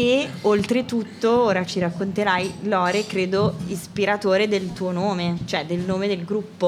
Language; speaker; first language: Italian; native; Italian